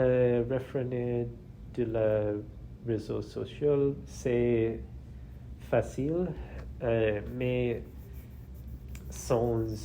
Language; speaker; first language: French; non-native, learner; English